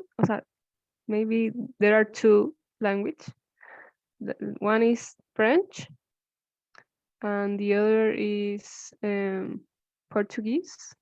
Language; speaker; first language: English; non-native, learner; Spanish